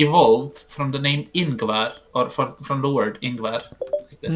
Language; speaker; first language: English; non-native, fluent; Serbian